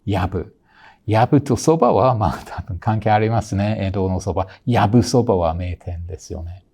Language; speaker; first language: Japanese; non-native, fluent; English